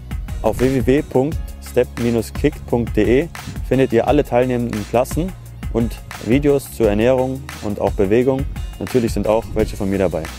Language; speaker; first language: German; native; German